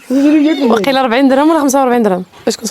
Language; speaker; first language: Arabic; native; Arabic